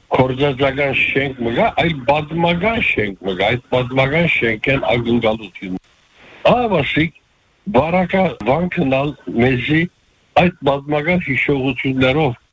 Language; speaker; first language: Armenian; early bilingual, heritage; Armenian